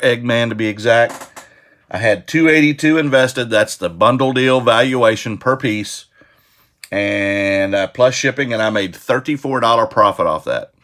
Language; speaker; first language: English; native; English